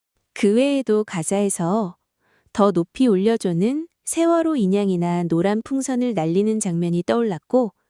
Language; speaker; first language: Korean; native; Korean